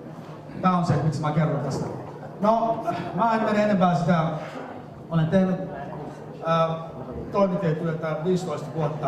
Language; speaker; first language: Finnish; non-native, learner; Somali